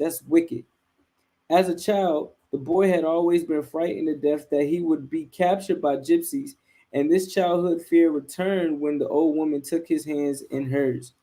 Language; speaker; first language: English; native; English